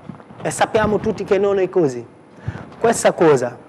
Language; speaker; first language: Italian; non-native, fluent; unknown